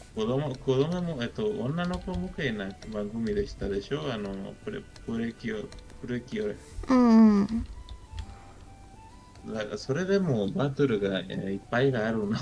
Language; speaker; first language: Japanese; non-native, learner; Spanish